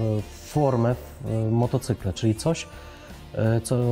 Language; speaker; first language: Polish; native; Polish